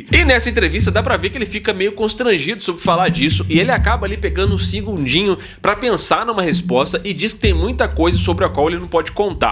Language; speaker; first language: Portuguese; native; Portuguese